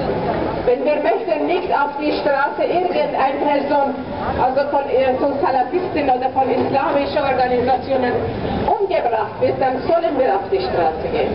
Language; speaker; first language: German; non-native, fluent; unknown